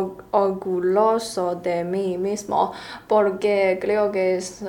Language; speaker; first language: Spanish; non-native, learner; Chinese